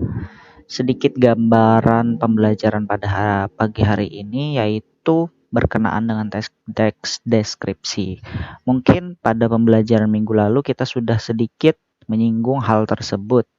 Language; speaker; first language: Indonesian; native; Indonesian